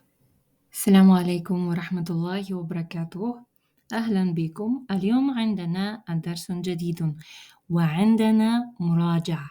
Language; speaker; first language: Arabic; non-native, fluent; Russian